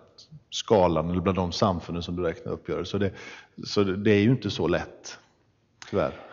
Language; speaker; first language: Swedish; native; Swedish